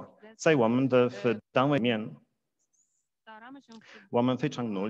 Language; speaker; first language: Chinese; non-native, fluent; Polish